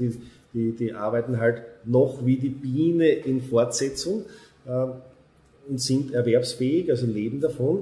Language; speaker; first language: German; native; German